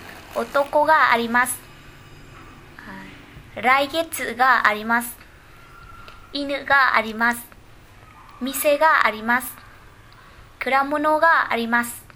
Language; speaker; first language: Japanese; non-native, learner; Vietnamese